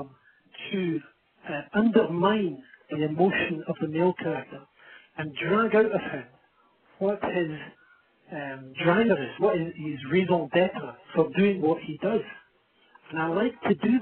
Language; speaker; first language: English; native; English